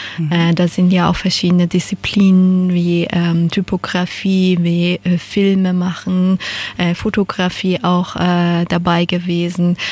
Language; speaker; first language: German; non-native, fluent; Persian